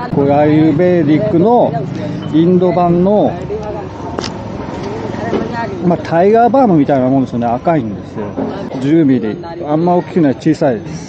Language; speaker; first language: Japanese; native; Japanese